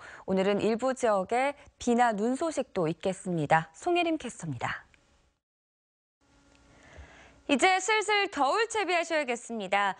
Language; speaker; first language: Korean; native; Korean